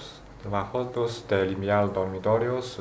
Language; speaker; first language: Spanish; non-native, learner; Chinese